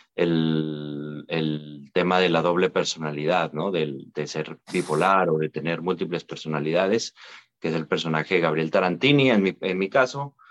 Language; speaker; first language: Spanish; native; Spanish